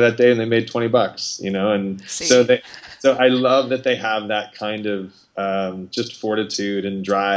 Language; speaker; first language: English; native; English